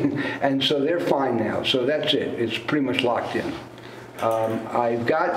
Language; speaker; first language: English; native; English